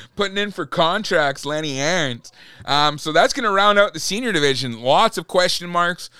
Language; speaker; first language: English; native; English